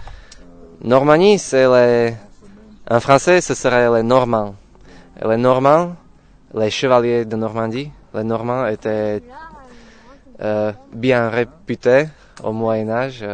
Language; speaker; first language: French; non-native, fluent; Slovak